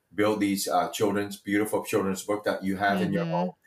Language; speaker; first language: English; early bilingual, other home language; Chinese